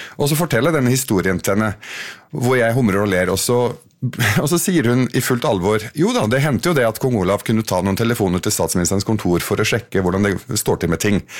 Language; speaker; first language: Norwegian; early bilingual, other home language; Arabic